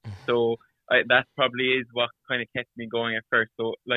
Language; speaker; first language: English; native; English